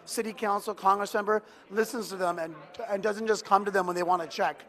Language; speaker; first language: English; native; English